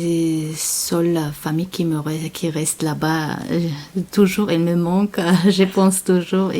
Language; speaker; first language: French; non-native, learner; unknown